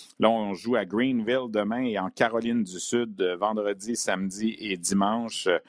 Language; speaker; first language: French; native; French